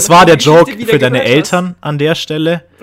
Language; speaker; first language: German; native; German